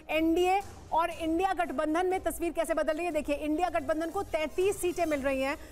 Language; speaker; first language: Hindi; native; Hindi